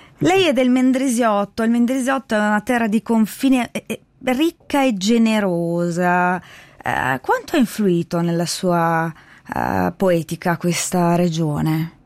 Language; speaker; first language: Italian; native; Italian